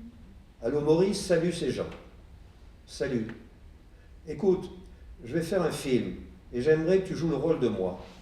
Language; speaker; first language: French; native; French